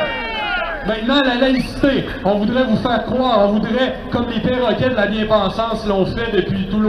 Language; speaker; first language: French; native; French